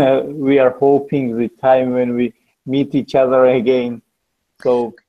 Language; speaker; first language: English; non-native, learner; Georgian